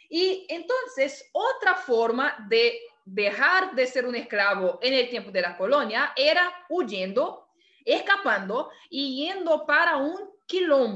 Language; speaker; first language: Spanish; non-native, fluent; Portuguese